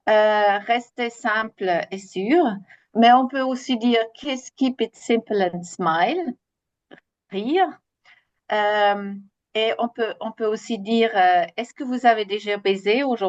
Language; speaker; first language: French; non-native, fluent; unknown